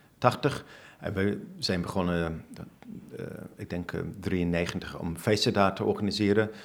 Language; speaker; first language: Dutch; non-native, fluent; English